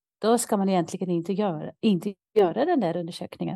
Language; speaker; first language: Swedish; non-native, fluent; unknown